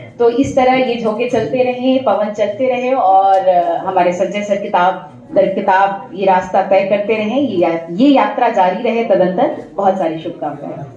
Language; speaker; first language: Hindi; native; Hindi